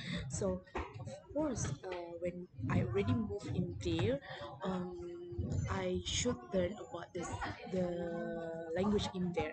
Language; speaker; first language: English; non-native, learner; Indonesian